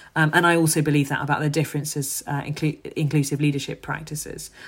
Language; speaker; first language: English; native; English